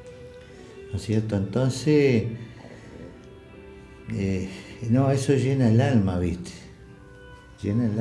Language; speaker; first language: Spanish; native; Spanish